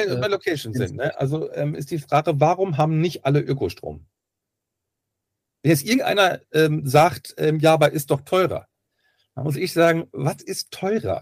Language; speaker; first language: German; native; German